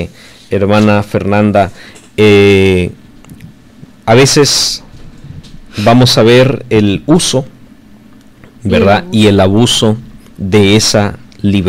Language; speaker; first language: Spanish; native; Spanish